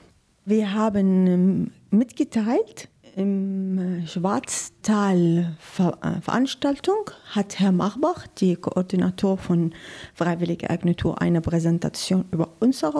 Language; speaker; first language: German; non-native, learner; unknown